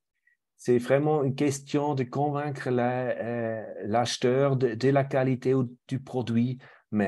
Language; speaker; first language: French; non-native, fluent; German